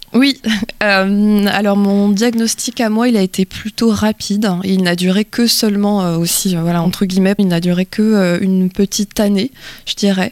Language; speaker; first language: French; native; French